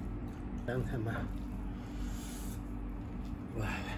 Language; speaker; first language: Indonesian; non-native, learner; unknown